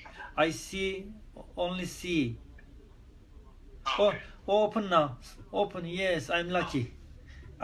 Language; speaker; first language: English; non-native, learner; Turkish